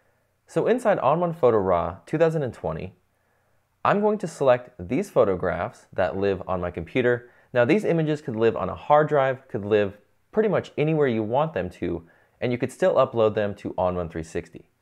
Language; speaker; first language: English; native; English